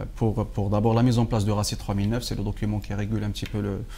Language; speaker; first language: French; non-native, local second language; Arabic